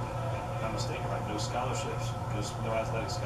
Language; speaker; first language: English; native; English